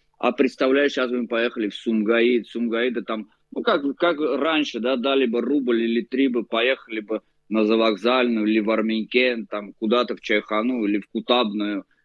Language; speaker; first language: Russian; native; Russian